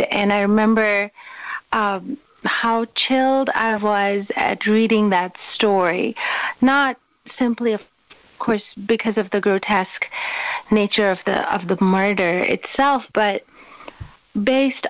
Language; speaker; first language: English; non-native, local second language; Urdu